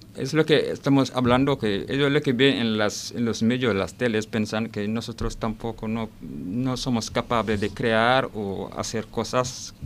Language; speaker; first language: Spanish; non-native, learner; Wolof